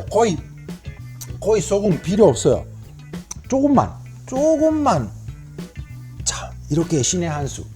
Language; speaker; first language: Korean; non-native, learner; Italian